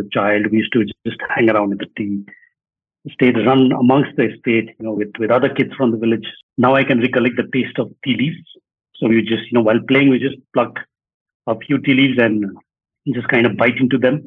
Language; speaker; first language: English; non-native, local second language; Nepali